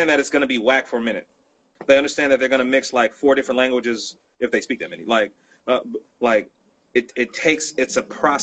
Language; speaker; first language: English; native; English